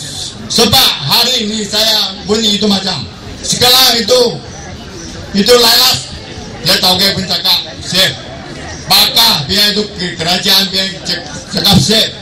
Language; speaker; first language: Indonesian; non-native, local second language; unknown